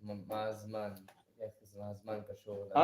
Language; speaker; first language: Hebrew; non-native, learner; English